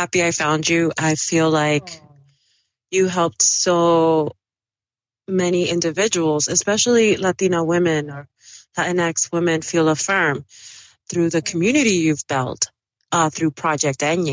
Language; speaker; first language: English; early bilingual, other home language; Spanish